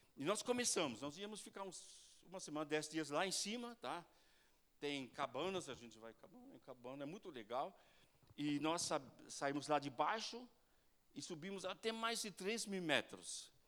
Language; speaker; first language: Portuguese; non-native, fluent; German